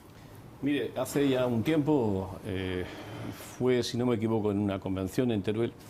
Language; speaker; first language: Spanish; native; Spanish